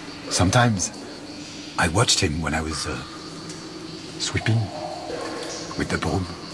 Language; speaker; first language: English; non-native, fluent; French